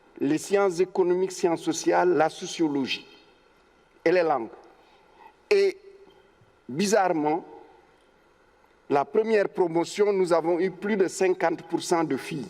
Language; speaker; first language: French; non-native, local second language; Wolof